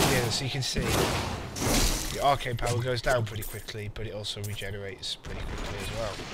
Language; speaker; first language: English; native; English